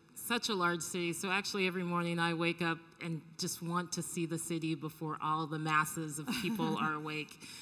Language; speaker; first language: English; native; English